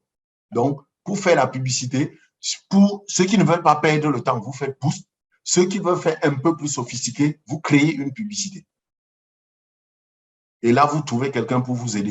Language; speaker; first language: French; non-native, local second language; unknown